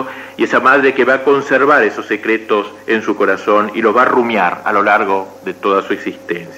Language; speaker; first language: Spanish; native; Spanish